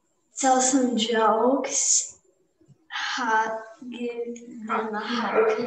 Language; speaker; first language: English; non-native, learner; Croatian